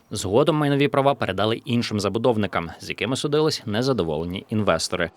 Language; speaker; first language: Ukrainian; native; Ukrainian